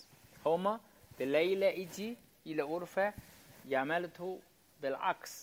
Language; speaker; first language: Arabic; non-native, learner; Chinese